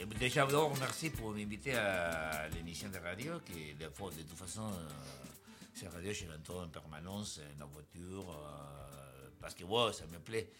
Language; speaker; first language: French; non-native, fluent; Spanish